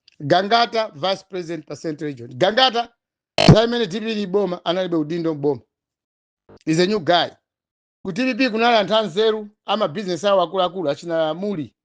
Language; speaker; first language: Nyanja; non-native, local second language; Tumbuka